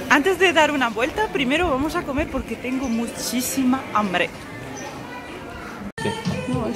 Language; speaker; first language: Spanish; non-native, fluent; Arabic